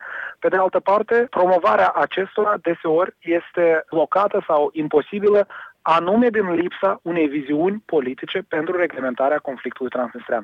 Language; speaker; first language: Romanian; native; Romanian